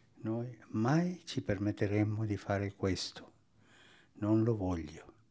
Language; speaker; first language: Italian; early bilingual, heritage; Spanish